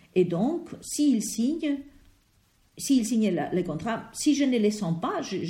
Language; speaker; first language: French; non-native, fluent; Spanish